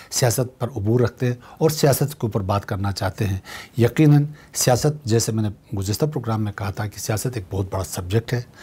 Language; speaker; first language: Urdu; non-native, local second language; Shina